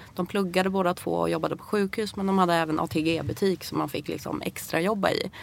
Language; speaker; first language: Swedish; early bilingual, other home language; Persian